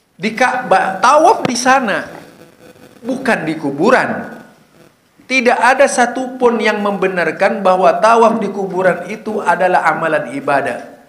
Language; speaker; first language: Indonesian; non-native, local second language; Madurese